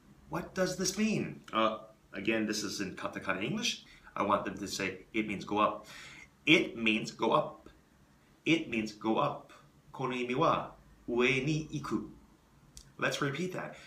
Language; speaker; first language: English; native; English